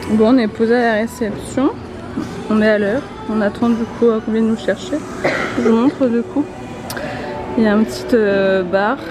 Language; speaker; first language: French; native; French